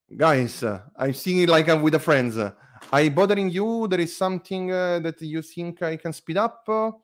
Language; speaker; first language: English; non-native, learner; Italian